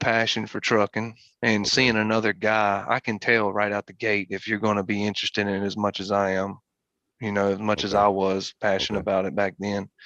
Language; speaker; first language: English; native; English